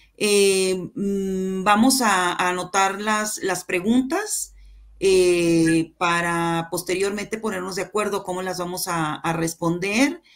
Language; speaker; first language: Spanish; native; Spanish